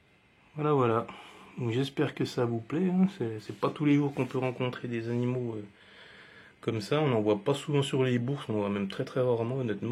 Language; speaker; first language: French; native; French